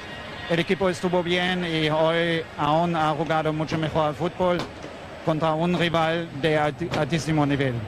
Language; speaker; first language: Spanish; non-native, fluent; German